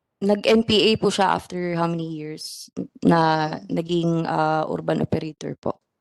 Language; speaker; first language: Filipino; non-native, local second language; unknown